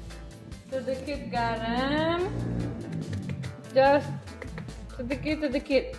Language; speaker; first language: Indonesian; non-native, learner; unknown